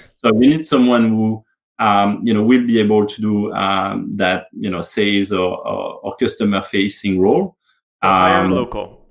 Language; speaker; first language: English; non-native, fluent; French